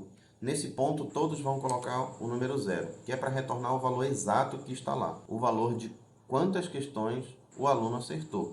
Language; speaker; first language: Portuguese; native; Portuguese